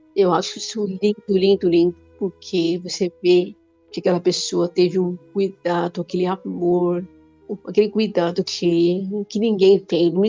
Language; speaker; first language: Portuguese; non-native, local second language; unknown